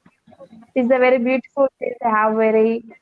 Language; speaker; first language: English; non-native, learner; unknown